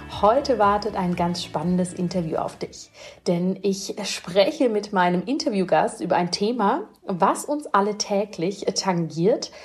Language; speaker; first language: German; native; German